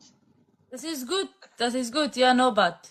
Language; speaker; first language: English; non-native, learner; Arabic